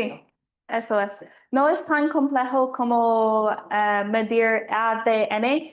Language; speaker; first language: Spanish; non-native, fluent; English